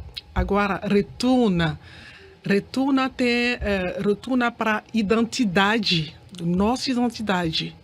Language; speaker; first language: Portuguese; non-native, learner; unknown